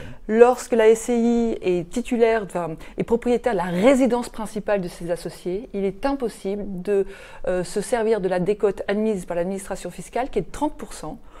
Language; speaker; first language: French; native; French